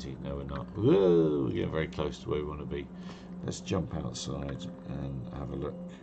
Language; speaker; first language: English; native; English